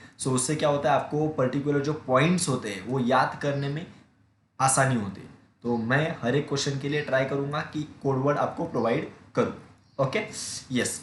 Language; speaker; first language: Hindi; non-native, local second language; Marathi